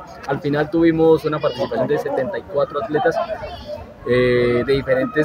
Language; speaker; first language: Spanish; native; Spanish